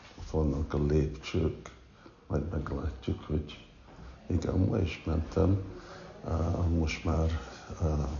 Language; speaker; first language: Hungarian; early bilingual, heritage; Hungarian